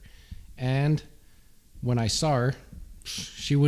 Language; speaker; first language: English; early bilingual, other home language; Swedish